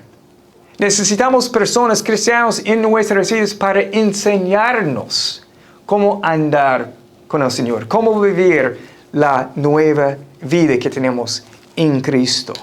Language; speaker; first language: Spanish; non-native, fluent; English